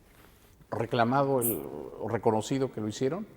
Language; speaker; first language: Spanish; native; Spanish